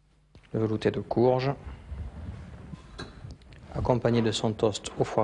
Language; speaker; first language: French; native; French